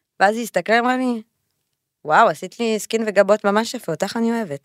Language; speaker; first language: Hebrew; non-native, fluent; French